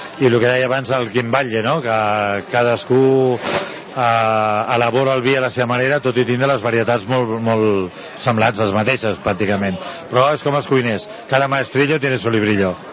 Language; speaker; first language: Catalan; native; Catalan